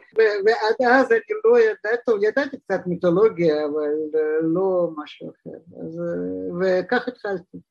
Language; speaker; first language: Hebrew; non-native, fluent; Russian